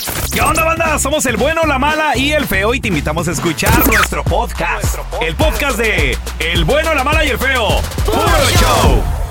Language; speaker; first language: Spanish; native; Spanish